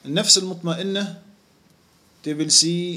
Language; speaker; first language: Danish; non-native, fluent; Arabic